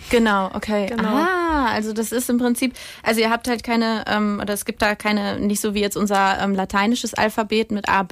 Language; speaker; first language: German; native; German